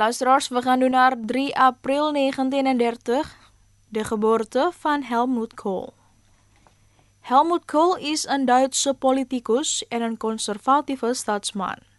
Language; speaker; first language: Dutch; non-native, fluent; Indonesian